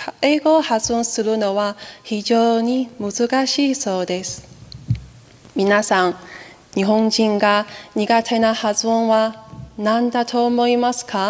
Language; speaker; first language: Japanese; non-native, fluent; Chinese